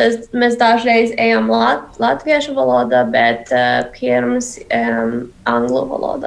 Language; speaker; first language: Latvian; non-native, learner; Spanish